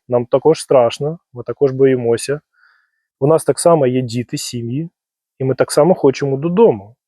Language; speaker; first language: Ukrainian; non-native, local second language; Russian